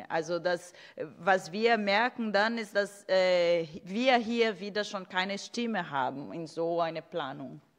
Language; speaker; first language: German; non-native, fluent; Portuguese